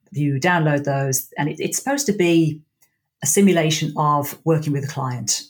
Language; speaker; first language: English; native; English